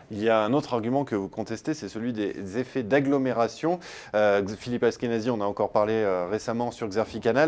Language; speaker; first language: French; native; French